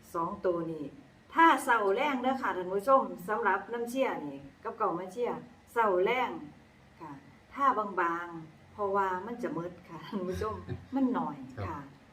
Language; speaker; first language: Thai; native; Thai